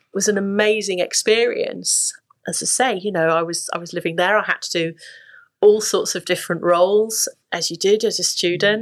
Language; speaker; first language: English; native; English